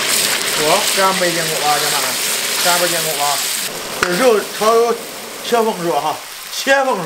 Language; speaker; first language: Chinese; native; Chinese